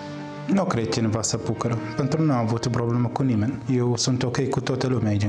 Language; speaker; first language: Romanian; non-native, learner; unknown